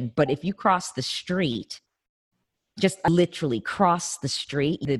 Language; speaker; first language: English; native; English